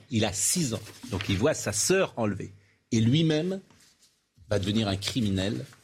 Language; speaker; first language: French; native; French